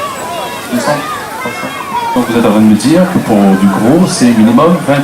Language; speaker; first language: French; native; French